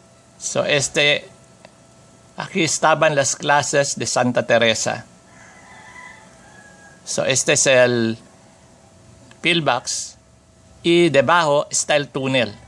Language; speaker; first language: Spanish; non-native, fluent; Filipino